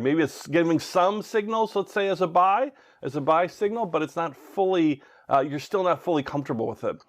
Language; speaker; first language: English; native; English